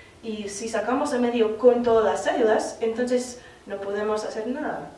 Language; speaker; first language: Spanish; non-native, fluent; English